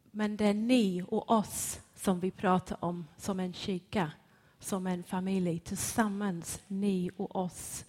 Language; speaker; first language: Swedish; non-native, fluent; English